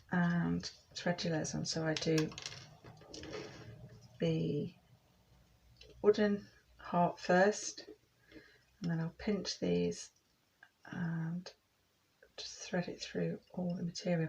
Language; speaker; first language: English; native; English